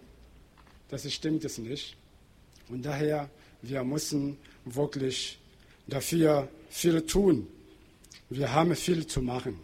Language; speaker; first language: German; non-native, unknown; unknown